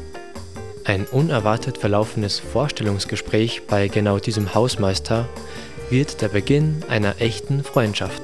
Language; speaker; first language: German; native; German